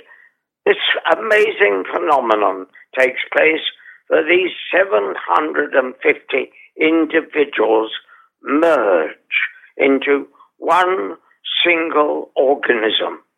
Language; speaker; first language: English; native; English